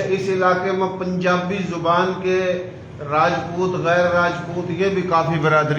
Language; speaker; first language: Hindi; non-native, local second language; Marwari